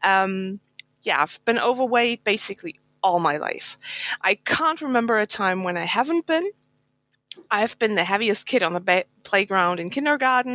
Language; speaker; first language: English; non-native, fluent; German